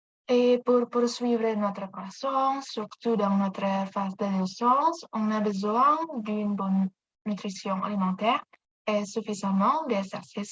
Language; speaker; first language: French; non-native, learner; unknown